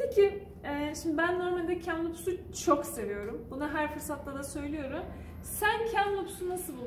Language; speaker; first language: Turkish; native; Turkish